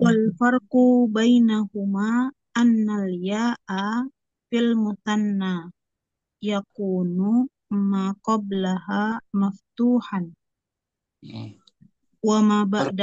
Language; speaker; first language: Arabic; non-native, learner; Indonesian